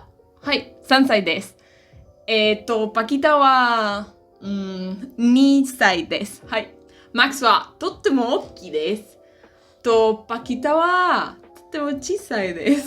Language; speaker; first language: Japanese; non-native, learner; Spanish